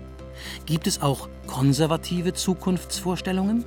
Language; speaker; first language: German; native; German